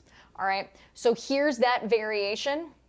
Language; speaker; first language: English; native; English